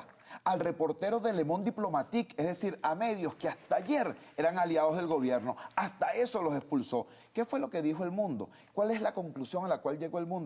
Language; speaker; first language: Spanish; native; Spanish